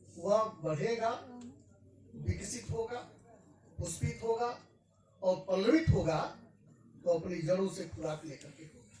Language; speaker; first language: Hindi; native; Hindi